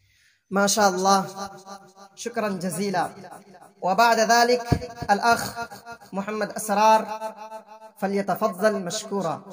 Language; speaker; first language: Arabic; non-native, fluent; Urdu